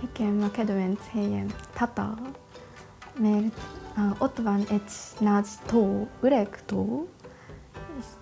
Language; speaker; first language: Hungarian; non-native, learner; Japanese